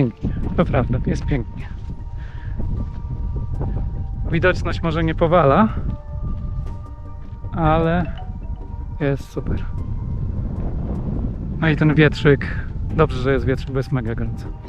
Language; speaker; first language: Polish; native; Polish